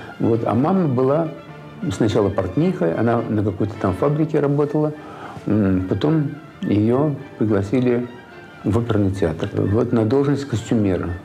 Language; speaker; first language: Russian; non-native, local second language; Kazakh